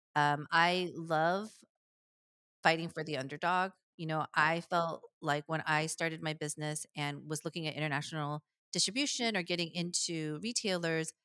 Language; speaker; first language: English; early bilingual, other home language; Korean